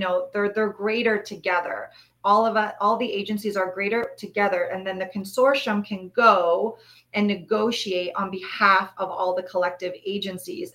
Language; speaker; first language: English; native; English